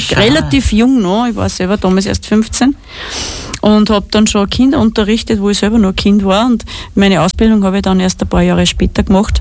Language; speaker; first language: German; native; German